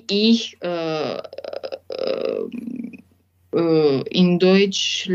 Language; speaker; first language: German; non-native, learner; French